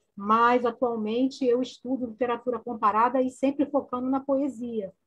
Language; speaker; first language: Portuguese; native; Portuguese